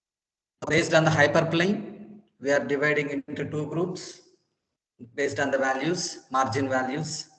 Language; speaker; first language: English; non-native, local second language; Telugu